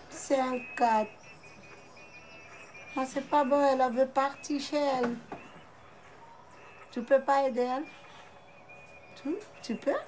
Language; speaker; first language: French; non-native, learner; Portuguese